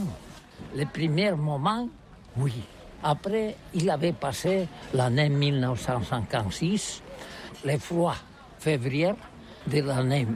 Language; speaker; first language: French; non-native, learner; Catalan